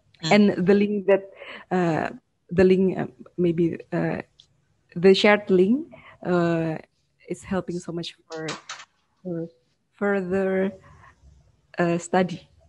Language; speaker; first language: English; non-native, fluent; Indonesian